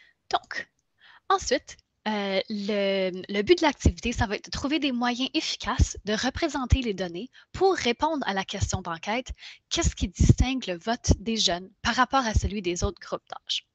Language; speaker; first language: French; native; French